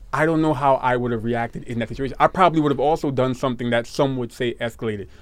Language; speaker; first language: English; native; English